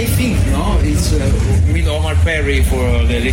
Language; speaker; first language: English; non-native, learner; Italian